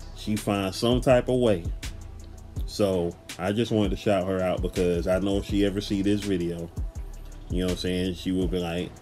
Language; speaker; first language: English; native; English